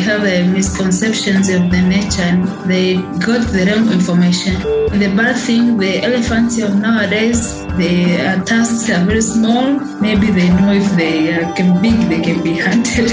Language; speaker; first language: English; non-native, local second language; Swahili